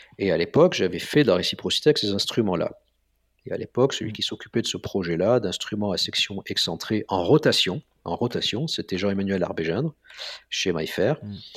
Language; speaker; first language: French; non-native, local second language; Arabic